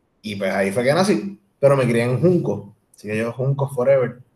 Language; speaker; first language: Spanish; native; Spanish